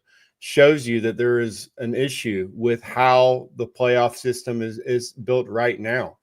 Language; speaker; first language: English; native; English